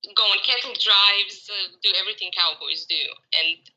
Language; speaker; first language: English; non-native, fluent; Croatian